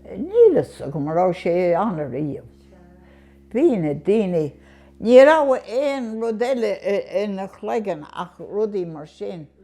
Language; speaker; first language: Irish; native; Irish